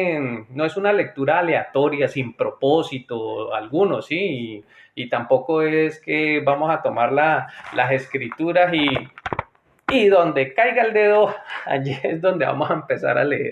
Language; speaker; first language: Spanish; native; Spanish